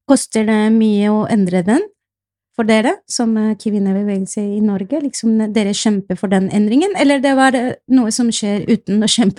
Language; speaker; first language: Norwegian; non-native, fluent; Spanish